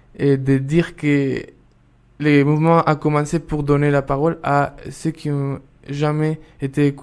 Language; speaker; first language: French; non-native, fluent; Spanish